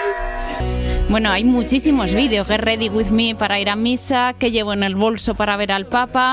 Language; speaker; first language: Spanish; native; Spanish